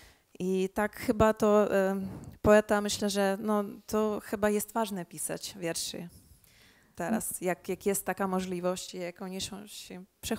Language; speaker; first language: Polish; early bilingual, heritage; Polish